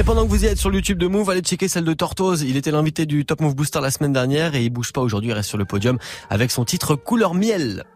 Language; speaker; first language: French; native; French